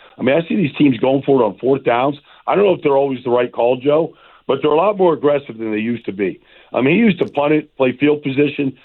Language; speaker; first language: English; native; English